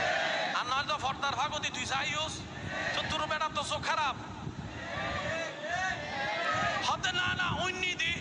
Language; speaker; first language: Bangla; non-native, local second language; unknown